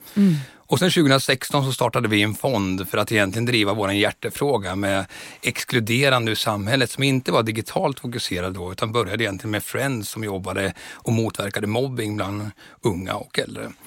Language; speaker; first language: Swedish; native; Swedish